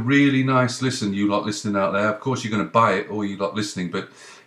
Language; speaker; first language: English; native; English